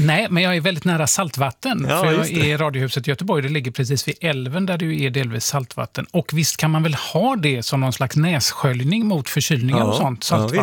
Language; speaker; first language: Swedish; native; Swedish